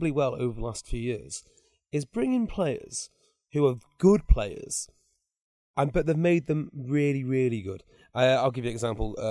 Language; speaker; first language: English; native; English